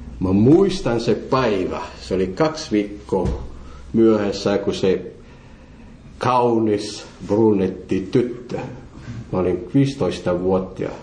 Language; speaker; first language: Finnish; non-native, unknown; Morisyen